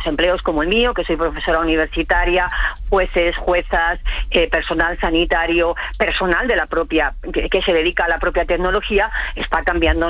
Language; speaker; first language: Spanish; native; Spanish